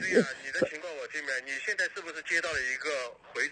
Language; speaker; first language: Chinese; native; Chinese